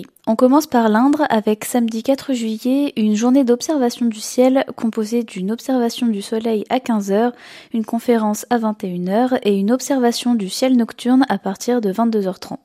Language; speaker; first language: French; native; French